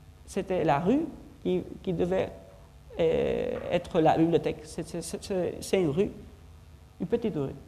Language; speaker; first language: French; non-native, fluent; Spanish